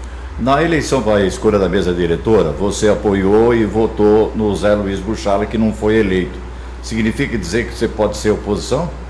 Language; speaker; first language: Portuguese; native; Portuguese